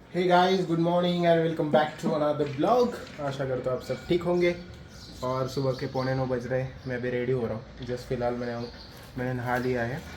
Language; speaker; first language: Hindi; non-native, local second language; Marathi